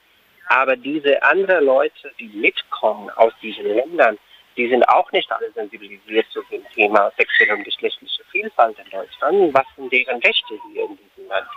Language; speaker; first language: German; non-native, fluent; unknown